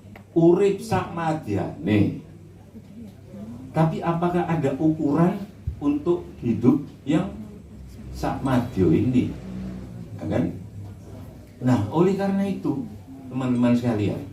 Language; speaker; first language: Indonesian; non-native, local second language; Javanese